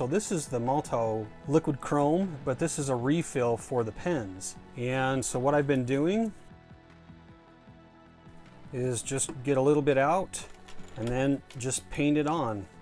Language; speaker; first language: English; native; English